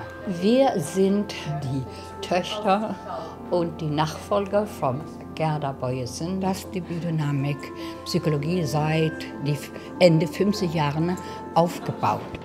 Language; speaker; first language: German; non-native, fluent; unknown